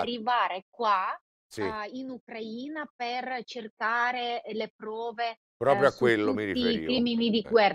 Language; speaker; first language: Italian; non-native, fluent; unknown